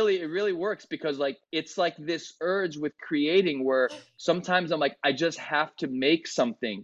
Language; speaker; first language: English; early bilingual, other home language; Greek